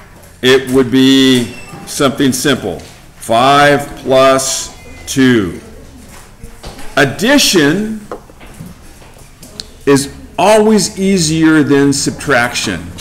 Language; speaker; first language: English; native; English